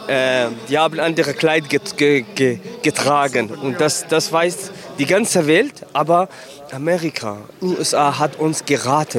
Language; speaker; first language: German; non-native, learner; Kurdish